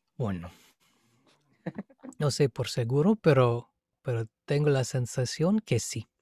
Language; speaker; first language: Spanish; non-native, fluent; English